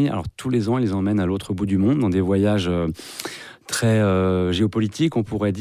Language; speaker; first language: French; native; French